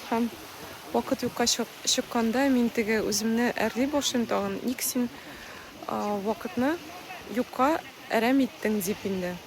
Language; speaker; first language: Tatar; non-native, local second language; Russian